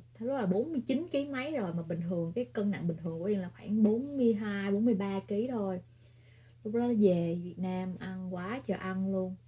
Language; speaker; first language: Vietnamese; native; Vietnamese